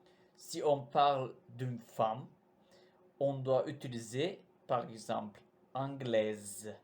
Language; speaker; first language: French; non-native, learner; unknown